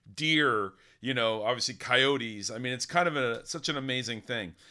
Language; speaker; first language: English; native; English